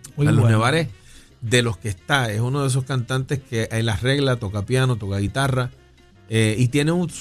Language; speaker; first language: Spanish; native; Spanish